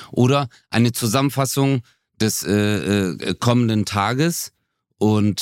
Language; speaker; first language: German; native; German